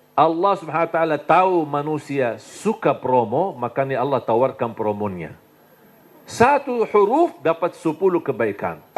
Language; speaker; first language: Indonesian; non-native, fluent; Arabic